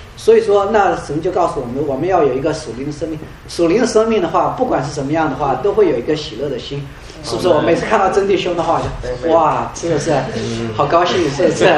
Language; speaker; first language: Chinese; native; Chinese